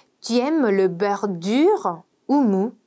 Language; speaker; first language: French; non-native, fluent; Korean